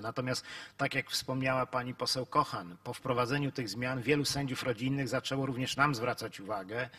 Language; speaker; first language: Polish; native; Polish